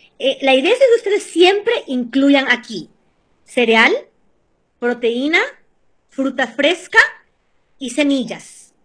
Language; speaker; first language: Spanish; early bilingual, heritage; Spanish